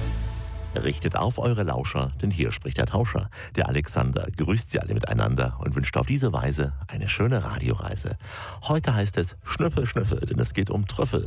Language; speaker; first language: German; native; German